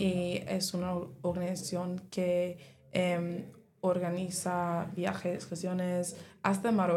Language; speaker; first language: Spanish; non-native, learner; English